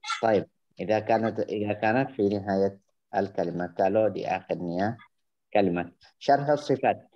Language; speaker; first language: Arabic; non-native, fluent; Indonesian